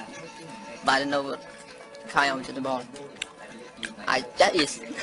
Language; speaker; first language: English; non-native, learner; Khmer